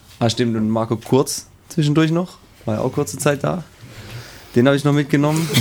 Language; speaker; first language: German; native; German